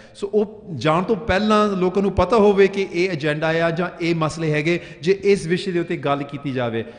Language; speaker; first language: Punjabi; early bilingual, heritage; Punjabi